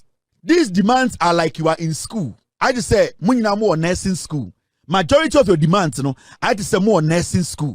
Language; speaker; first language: English; non-native, local second language; Akan